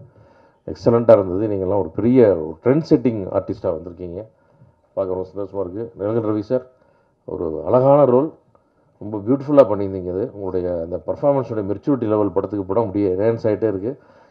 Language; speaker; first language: Tamil; native; Tamil